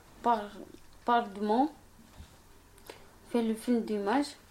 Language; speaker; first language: French; non-native, learner; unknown